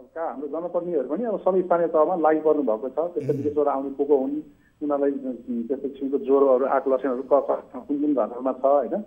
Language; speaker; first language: Nepali; native; Nepali